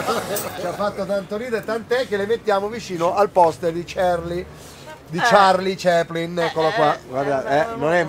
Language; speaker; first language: Italian; native; Italian